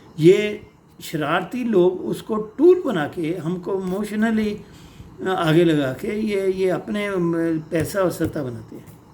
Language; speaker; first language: Hindi; non-native, local second language; Punjabi